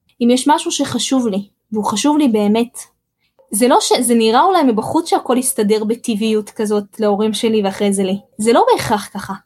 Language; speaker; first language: Hebrew; early bilingual, other home language; Russian